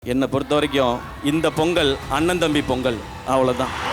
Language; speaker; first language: Tamil; native; Tamil